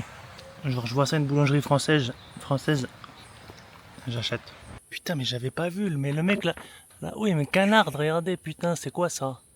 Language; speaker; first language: French; native; French